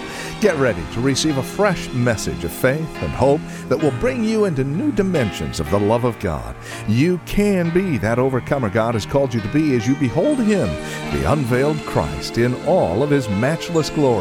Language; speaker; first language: English; native; English